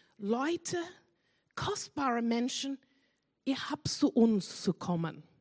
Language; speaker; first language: German; non-native, fluent; English